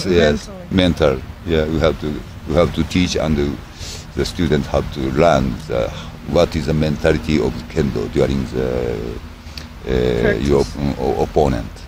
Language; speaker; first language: English; non-native, learner; Japanese